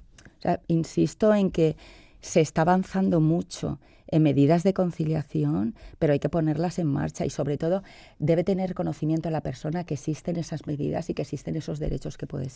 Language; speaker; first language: Spanish; native; Spanish